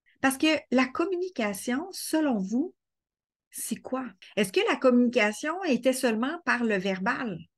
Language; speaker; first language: French; native; French